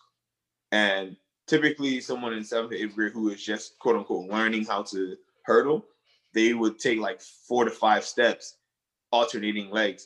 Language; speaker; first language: English; early bilingual, other home language; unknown